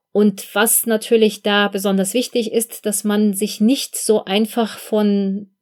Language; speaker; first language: German; non-native, fluent; Russian